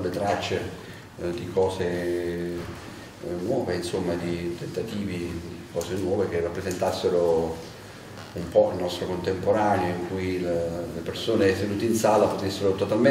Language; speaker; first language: Italian; native; Italian